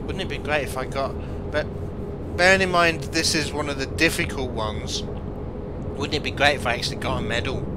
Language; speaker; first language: English; native; English